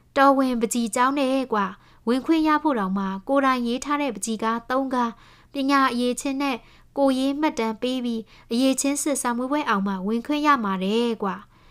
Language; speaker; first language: Burmese; native; Burmese